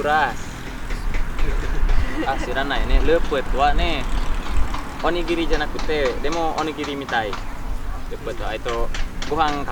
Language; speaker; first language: Japanese; non-native, learner; Indonesian